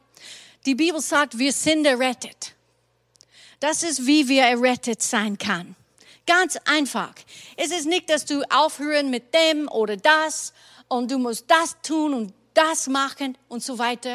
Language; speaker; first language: German; non-native, fluent; English